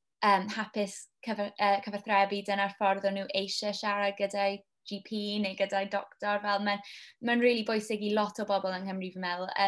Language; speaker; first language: Welsh; non-native, local second language; English